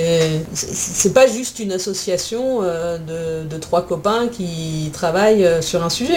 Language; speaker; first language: French; native; French